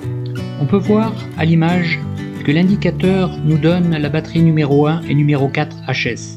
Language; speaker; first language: French; native; French